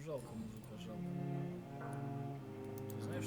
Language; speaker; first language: Russian; native; Russian